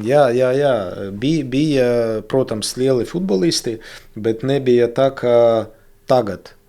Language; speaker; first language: Latvian; non-native, local second language; Russian